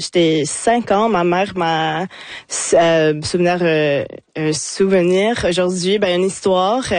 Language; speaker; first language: French; non-native, local second language; English